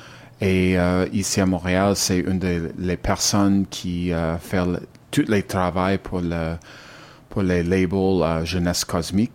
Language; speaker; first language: French; non-native, learner; English